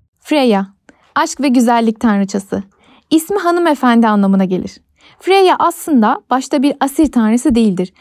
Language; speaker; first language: Turkish; native; Turkish